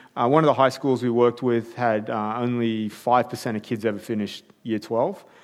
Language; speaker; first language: English; native; English